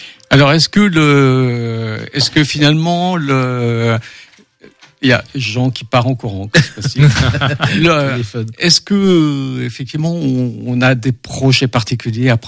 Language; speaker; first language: French; native; French